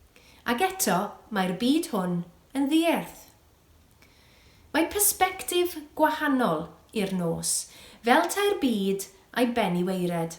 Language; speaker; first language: Welsh; native; Welsh